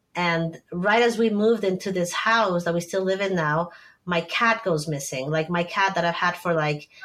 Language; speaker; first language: English; non-native, fluent; Spanish